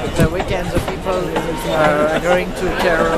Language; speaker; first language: English; non-native, learner; French